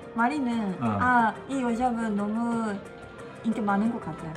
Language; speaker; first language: Korean; non-native, learner; Japanese